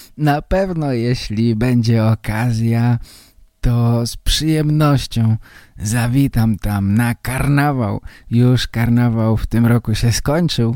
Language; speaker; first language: Polish; native; Polish